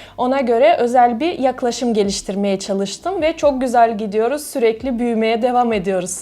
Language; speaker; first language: Turkish; non-native, fluent; Russian